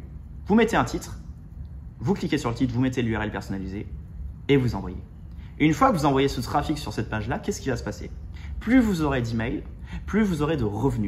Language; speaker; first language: French; native; French